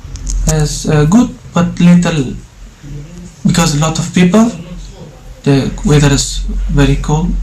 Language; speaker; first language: English; non-native, learner; Persian